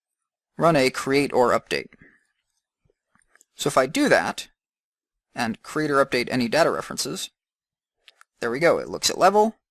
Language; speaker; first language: English; native; English